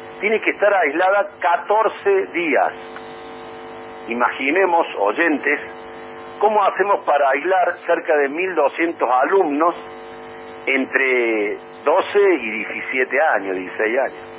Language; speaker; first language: Spanish; native; Spanish